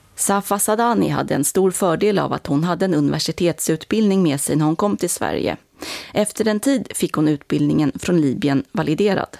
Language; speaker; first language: Swedish; native; Swedish